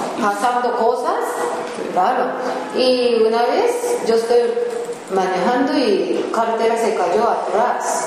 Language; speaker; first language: Spanish; non-native, learner; Japanese